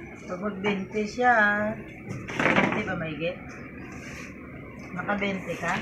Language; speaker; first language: Filipino; non-native, local second language; Hiligaynon